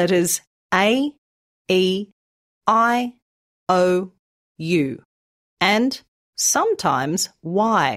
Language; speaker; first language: English; native; English